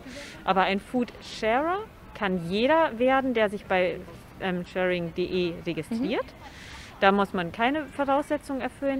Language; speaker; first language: German; native; German